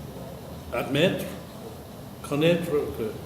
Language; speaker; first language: French; non-native, fluent; English